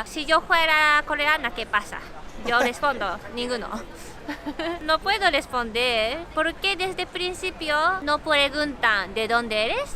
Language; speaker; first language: Spanish; non-native, fluent; Japanese